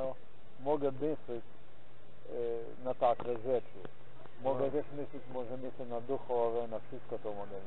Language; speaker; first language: Polish; non-native, learner; Ukrainian